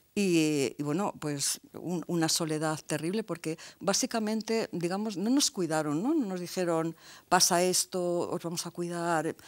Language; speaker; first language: Spanish; native; Spanish